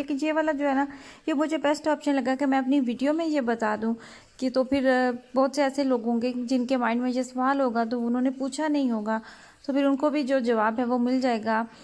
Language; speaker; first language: Urdu; native; Urdu